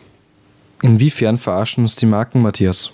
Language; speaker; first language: German; native; German